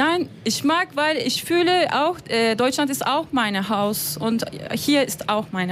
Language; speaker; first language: German; non-native, learner; Turkish